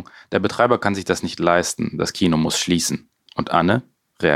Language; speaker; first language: German; native; German